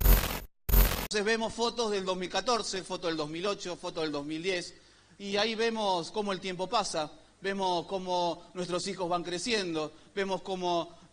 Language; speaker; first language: Spanish; native; Spanish